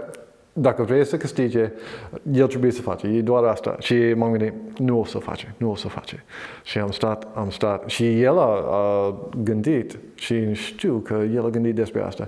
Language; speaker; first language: Romanian; non-native, learner; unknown